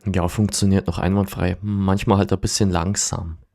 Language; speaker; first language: German; native; German